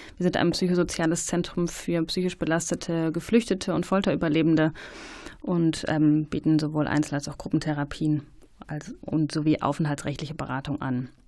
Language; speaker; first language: German; native; German